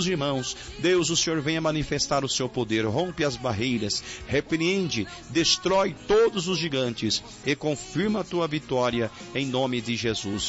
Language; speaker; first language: Portuguese; native; Portuguese